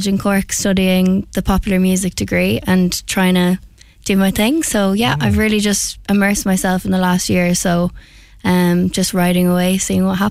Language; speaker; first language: English; native; English